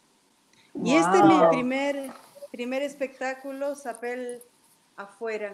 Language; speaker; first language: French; non-native, learner; Spanish